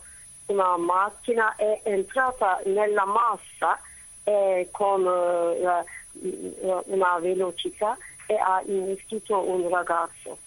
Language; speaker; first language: Italian; non-native, fluent; Turkish